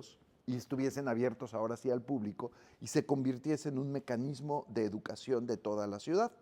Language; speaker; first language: Spanish; native; Spanish